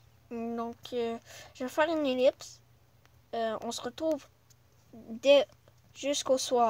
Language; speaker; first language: French; native; French